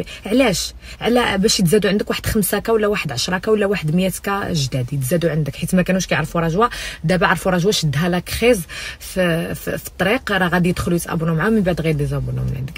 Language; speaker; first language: Arabic; native; Arabic